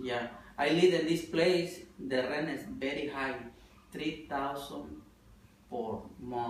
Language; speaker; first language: English; non-native, learner; Spanish